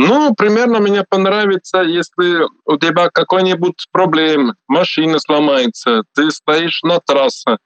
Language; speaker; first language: Russian; non-native, learner; Swiss German